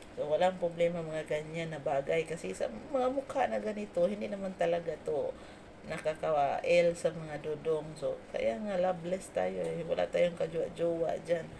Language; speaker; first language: Filipino; non-native, local second language; Cebuano